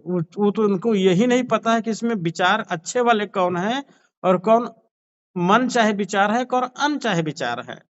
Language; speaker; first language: Hindi; native; Hindi